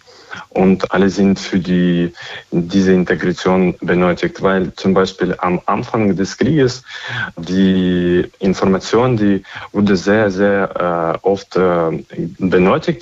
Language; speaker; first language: German; non-native, fluent; Ukrainian